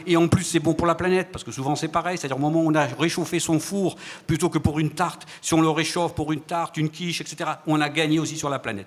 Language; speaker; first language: French; native; French